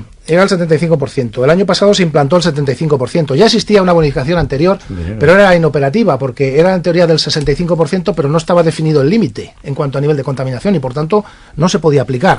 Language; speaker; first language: Spanish; native; Spanish